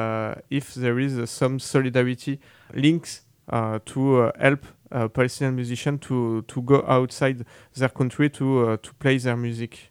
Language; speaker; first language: English; non-native, learner; French